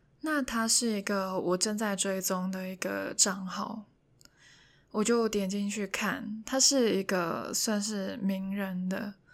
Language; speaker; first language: Chinese; non-native, local second language; Cantonese